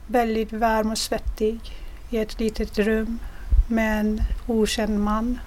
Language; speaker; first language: Swedish; non-native, fluent; Persian